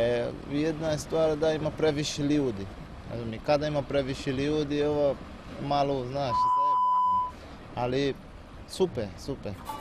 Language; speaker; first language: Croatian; non-native, learner; Portuguese